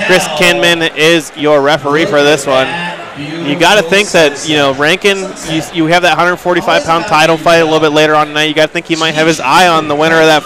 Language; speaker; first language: English; native; English